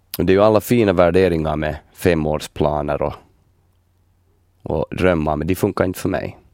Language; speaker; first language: Swedish; native; Swedish